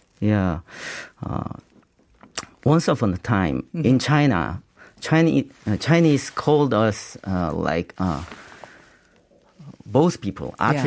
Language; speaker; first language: English; non-native, learner; Korean